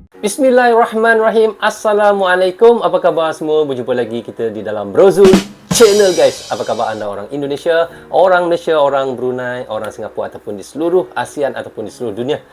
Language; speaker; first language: Malay; native; Malay